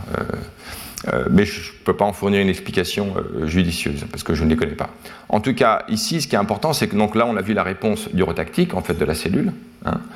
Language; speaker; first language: French; native; French